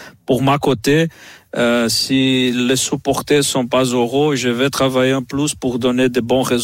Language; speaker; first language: French; non-native, fluent; Portuguese